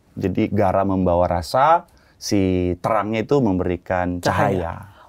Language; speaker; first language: Indonesian; native; Indonesian